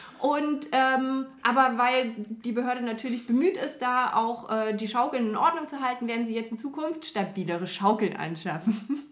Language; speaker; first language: German; native; German